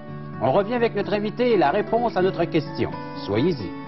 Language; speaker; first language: French; native; French